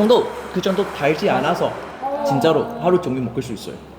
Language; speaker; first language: Korean; non-native, fluent; Vietnamese